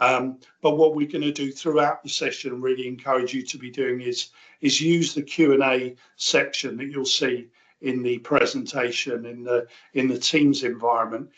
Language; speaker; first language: English; native; English